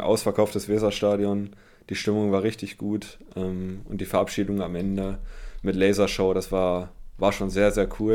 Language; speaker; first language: German; native; German